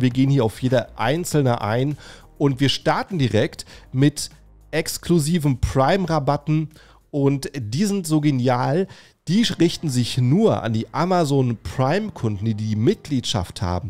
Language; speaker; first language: German; native; German